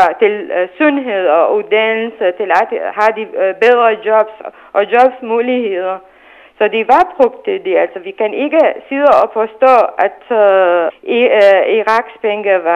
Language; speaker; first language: Danish; non-native, fluent; Arabic